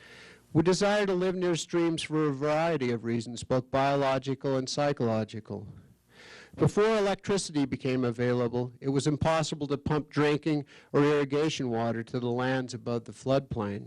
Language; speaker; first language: English; native; English